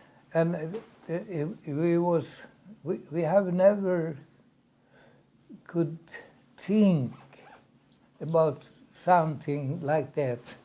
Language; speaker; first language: English; non-native, learner; Swedish